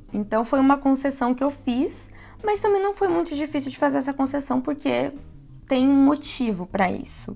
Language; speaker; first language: Portuguese; native; Portuguese